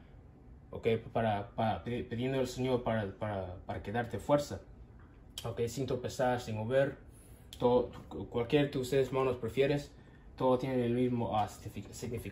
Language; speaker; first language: Spanish; non-native, learner; English